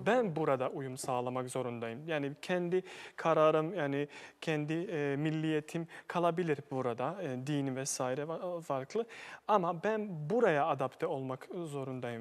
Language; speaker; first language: Turkish; non-native, fluent; Bosnian